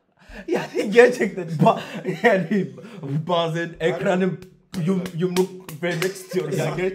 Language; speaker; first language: Turkish; non-native, learner; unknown